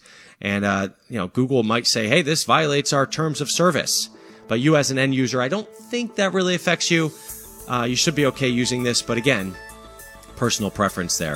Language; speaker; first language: English; native; English